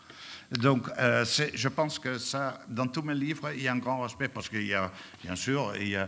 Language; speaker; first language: French; non-native, fluent; Dutch